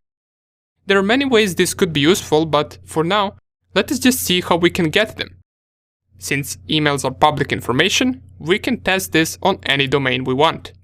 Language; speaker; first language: English; non-native, fluent; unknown